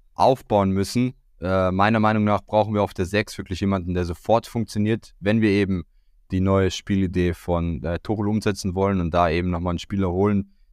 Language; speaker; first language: German; early bilingual, other home language; Croatian